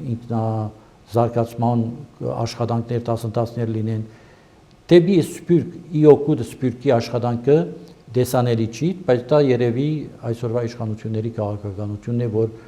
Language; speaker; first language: Armenian; early bilingual, heritage; Armenian